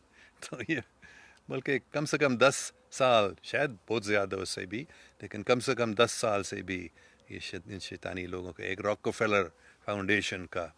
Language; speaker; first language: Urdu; non-native, fluent; English